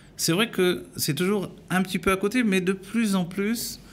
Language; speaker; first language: French; native; French